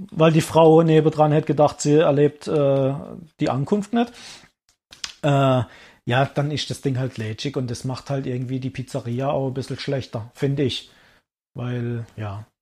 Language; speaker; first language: German; early bilingual, other home language; Italian